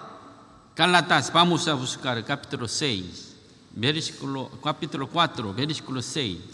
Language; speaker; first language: Spanish; non-native, learner; Korean